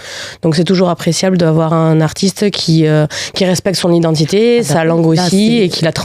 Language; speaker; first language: French; native; French